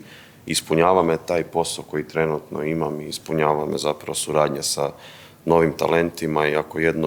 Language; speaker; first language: Bosnian; native; Bosnian